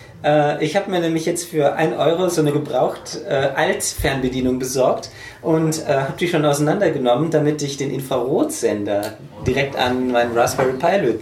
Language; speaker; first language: German; native; German